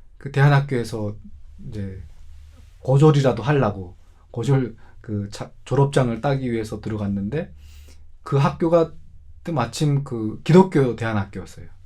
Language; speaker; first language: Korean; native; Korean